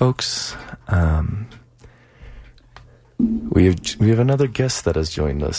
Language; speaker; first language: English; non-native, fluent; Persian